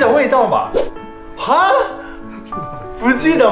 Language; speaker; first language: Chinese; non-native, fluent; Japanese